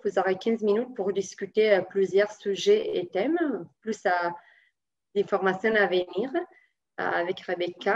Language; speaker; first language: French; native; French